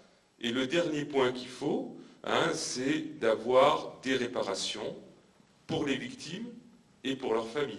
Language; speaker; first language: French; native; French